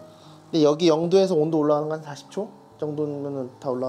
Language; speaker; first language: Korean; native; Korean